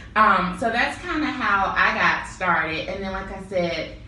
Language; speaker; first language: English; native; English